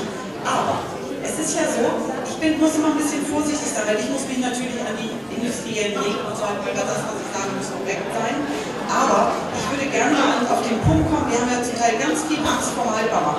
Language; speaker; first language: German; native; German